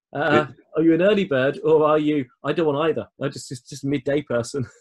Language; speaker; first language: English; native; English